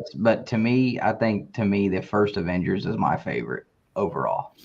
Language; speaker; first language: English; native; English